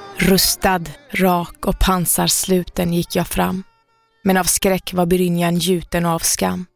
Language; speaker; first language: Swedish; early bilingual, other home language; Persian